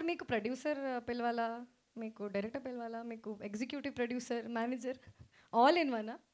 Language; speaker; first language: Telugu; non-native, fluent; Hindi